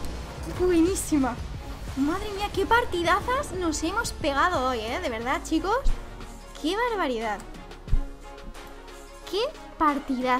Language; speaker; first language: Spanish; native; Spanish